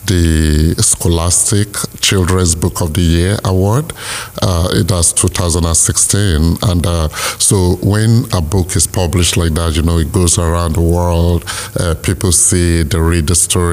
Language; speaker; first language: English; non-native, local second language; Yoruba